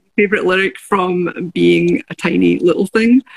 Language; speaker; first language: English; native; English